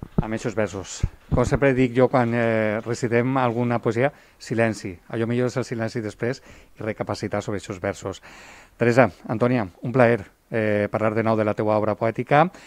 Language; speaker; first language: Catalan; native; Catalan